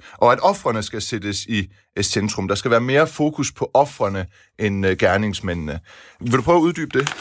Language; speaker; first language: Danish; early bilingual, other home language; Persian